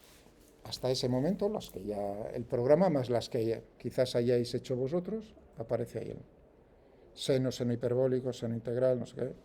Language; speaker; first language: Spanish; native; Spanish